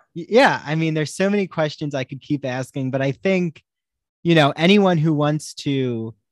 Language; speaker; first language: English; native; English